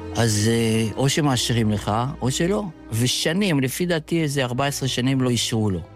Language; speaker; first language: Hebrew; early bilingual, other home language; Yiddish